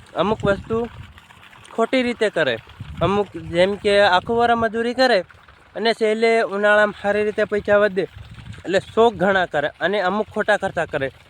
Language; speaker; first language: Gujarati; non-native, local second language; Bhili